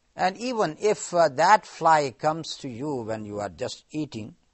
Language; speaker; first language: English; non-native, local second language; Urdu